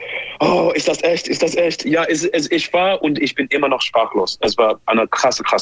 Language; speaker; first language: German; non-native, learner; English